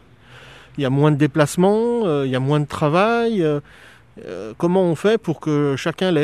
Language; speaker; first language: French; native; French